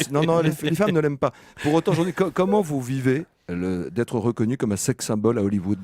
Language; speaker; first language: French; native; French